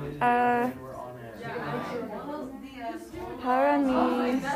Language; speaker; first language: Spanish; non-native, learner; English